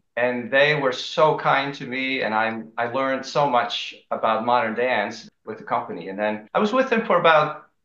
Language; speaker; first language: English; early bilingual, other home language; Dutch